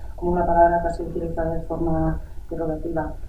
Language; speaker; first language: Spanish; native; Spanish